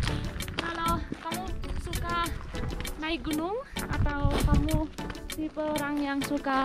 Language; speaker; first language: Indonesian; non-native, fluent; Spanish